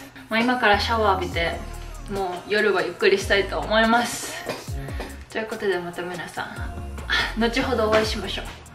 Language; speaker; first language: Japanese; native; Japanese